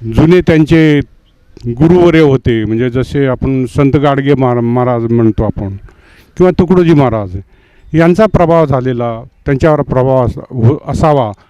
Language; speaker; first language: Marathi; non-native, local second language; Lambadi